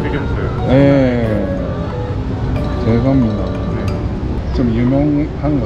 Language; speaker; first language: Korean; non-native, learner; Japanese